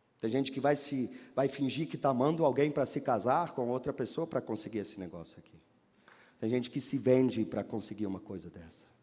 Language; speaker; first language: Portuguese; non-native, fluent; German